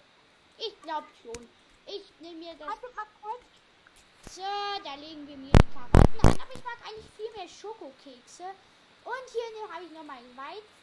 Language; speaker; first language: German; native; German